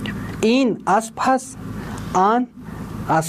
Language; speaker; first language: Persian; non-native, fluent; Urdu